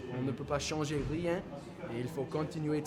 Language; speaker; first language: French; non-native, fluent; English